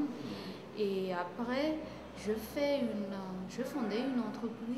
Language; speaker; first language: French; non-native, local second language; Malagasy